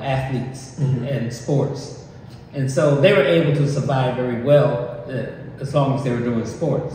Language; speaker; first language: English; native; English